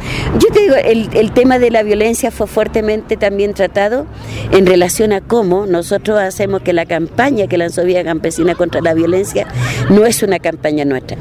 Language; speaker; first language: Spanish; native; Spanish